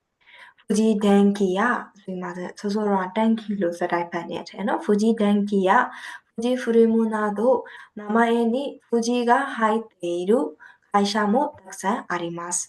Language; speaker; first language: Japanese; non-native, fluent; Burmese